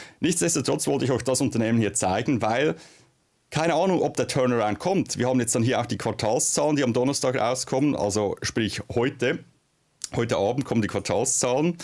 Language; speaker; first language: German; native; German